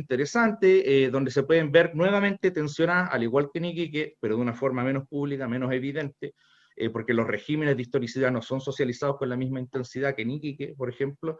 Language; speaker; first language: Spanish; native; Spanish